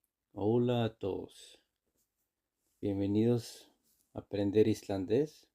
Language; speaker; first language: Spanish; non-native, fluent; Icelandic